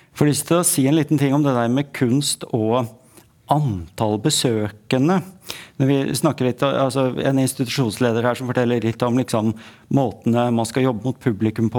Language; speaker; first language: Norwegian; native; Norwegian